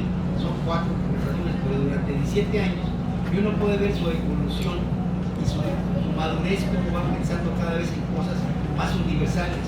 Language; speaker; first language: Spanish; native; Spanish